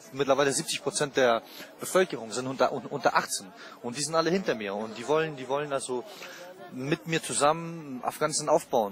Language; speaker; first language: German; early bilingual, other home language; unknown